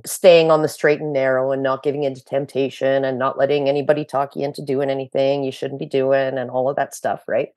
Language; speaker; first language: English; native; English